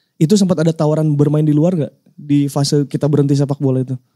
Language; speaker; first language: Indonesian; native; Indonesian